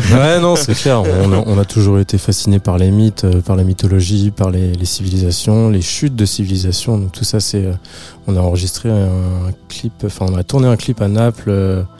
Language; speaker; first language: French; native; French